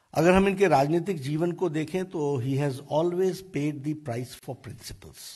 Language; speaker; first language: Hindi; native; Hindi